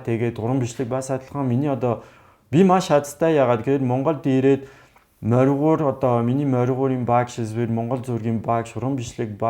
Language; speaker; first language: Mongolian; non-native, fluent; French